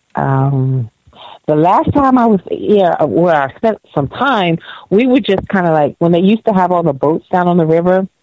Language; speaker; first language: English; native; English